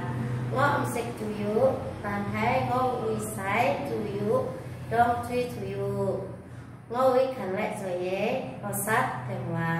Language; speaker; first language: Chinese; non-native, learner; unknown